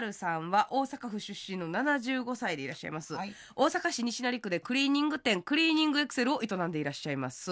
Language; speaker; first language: Japanese; native; Japanese